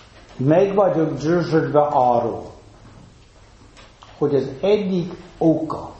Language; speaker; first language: Hungarian; non-native, fluent; English